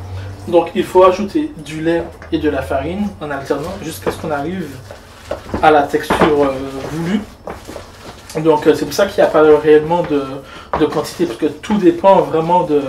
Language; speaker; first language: French; native; French